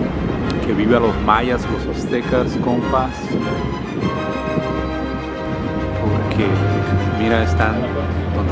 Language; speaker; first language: Spanish; non-native, local second language; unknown